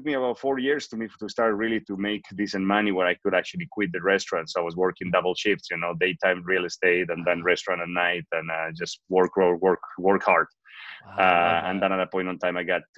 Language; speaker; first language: English; non-native, fluent; Spanish